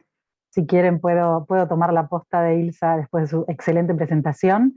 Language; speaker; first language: Spanish; native; Spanish